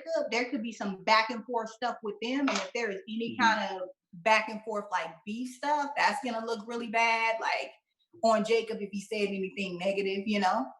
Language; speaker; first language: English; native; English